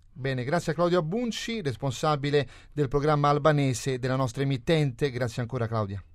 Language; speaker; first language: Italian; native; Italian